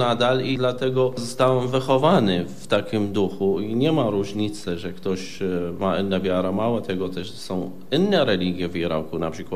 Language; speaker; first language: Polish; non-native, fluent; Arabic